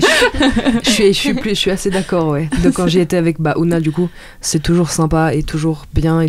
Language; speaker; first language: French; native; French